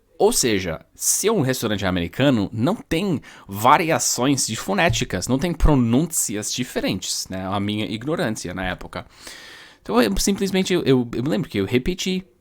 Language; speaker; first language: Portuguese; non-native, fluent; English